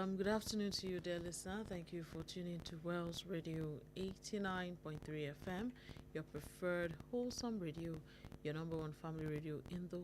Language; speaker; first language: English; non-native, local second language; Yoruba